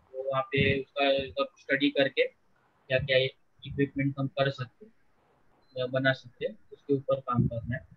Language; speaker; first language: Hindi; non-native, local second language; Gujarati